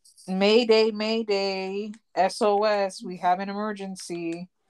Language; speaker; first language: English; early bilingual, other home language; Spanish